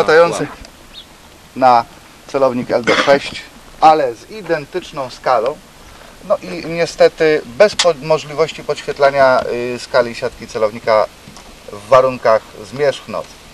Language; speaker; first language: Polish; native; Polish